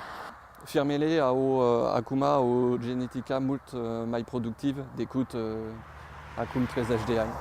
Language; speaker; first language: Romanian; non-native, fluent; French